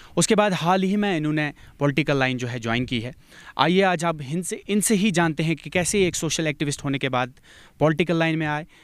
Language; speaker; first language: Hindi; non-native, local second language; Kashmiri